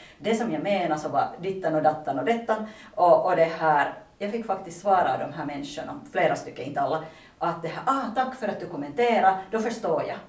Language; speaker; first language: Swedish; native; Swedish